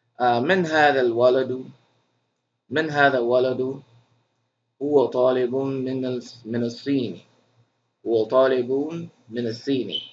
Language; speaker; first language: Arabic; non-native, fluent; English